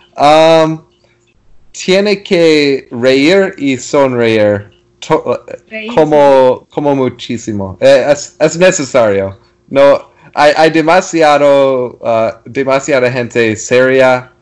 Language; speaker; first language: Spanish; non-native, learner; English